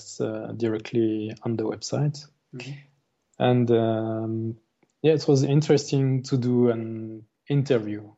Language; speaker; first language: English; non-native, learner; German